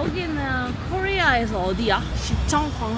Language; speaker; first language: Korean; non-native, learner; Mongolian